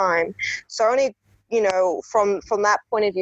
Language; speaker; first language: English; native; English